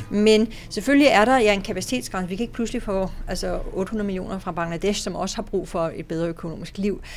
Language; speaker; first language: Danish; native; Danish